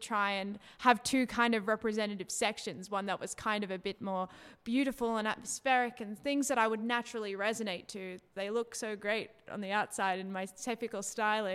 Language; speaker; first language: English; native; English